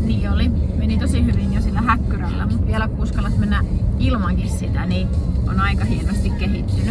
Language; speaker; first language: Finnish; native; Finnish